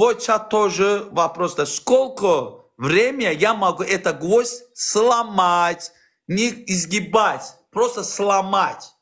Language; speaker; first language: Russian; non-native, learner; Azerbaijani